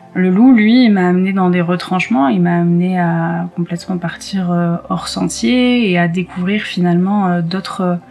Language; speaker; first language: French; native; French